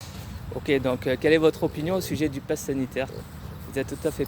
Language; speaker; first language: French; native; French